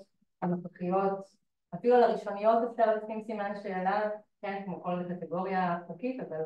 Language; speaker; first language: Hebrew; native; Hebrew